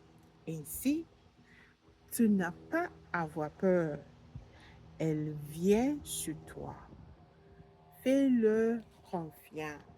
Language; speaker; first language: French; non-native, learner; English